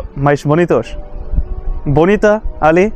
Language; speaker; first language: Portuguese; non-native, learner; Bangla